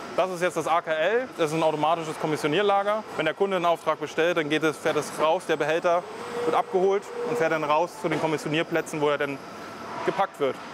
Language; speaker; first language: German; native; German